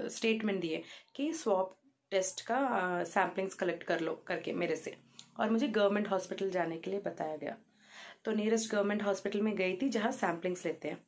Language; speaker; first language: Hindi; non-native, local second language; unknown